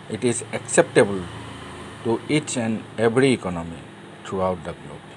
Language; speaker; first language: English; non-native, local second language; Assamese